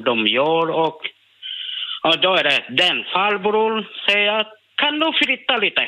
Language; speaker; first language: Swedish; non-native, learner; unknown